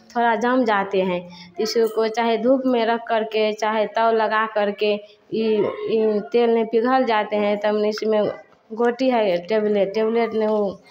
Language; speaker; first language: Hindi; native; Hindi